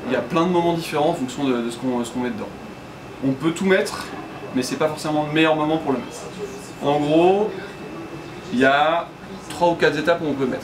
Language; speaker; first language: French; native; French